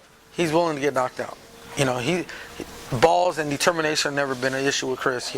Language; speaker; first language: English; native; English